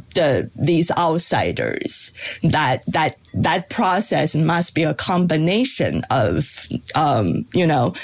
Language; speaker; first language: English; non-native, fluent; Chinese